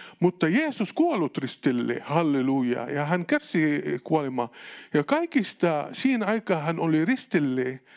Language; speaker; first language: Finnish; non-native, learner; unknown